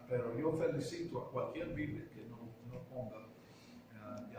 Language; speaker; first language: Spanish; non-native, fluent; English